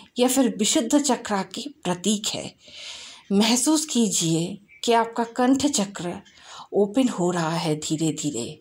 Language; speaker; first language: Hindi; non-native, local second language; Bangla